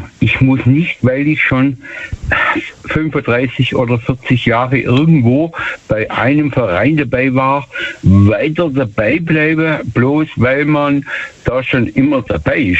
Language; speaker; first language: German; native; German